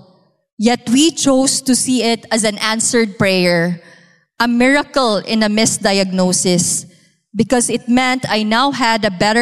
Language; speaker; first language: English; non-native, local second language; Cebuano